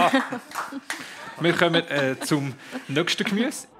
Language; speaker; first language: German; native; German